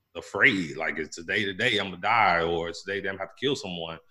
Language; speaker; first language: English; native; English